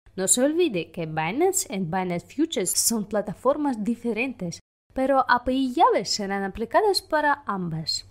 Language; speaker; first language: Spanish; non-native, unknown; Russian